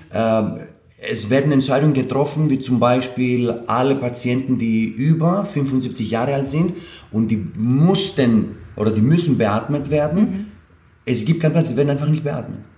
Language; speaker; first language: German; non-native, fluent; Greek